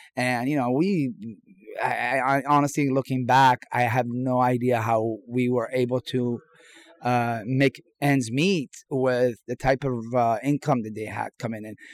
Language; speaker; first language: English; non-native, fluent; Persian